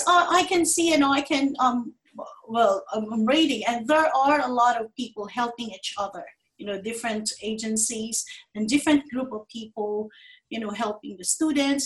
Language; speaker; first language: English; non-native, local second language; Filipino